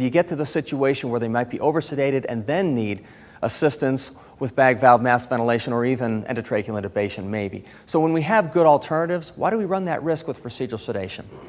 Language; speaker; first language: English; native; English